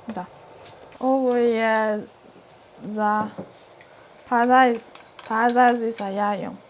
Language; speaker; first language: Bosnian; non-native, learner; Chinese